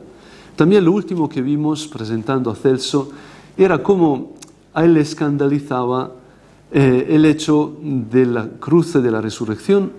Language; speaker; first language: Spanish; non-native, fluent; Italian